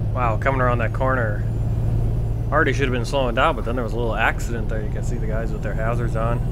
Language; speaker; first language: English; native; English